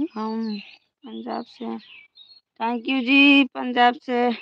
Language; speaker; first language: Hindi; native; Hindi